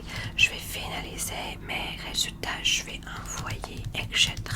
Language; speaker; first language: French; non-native, learner; English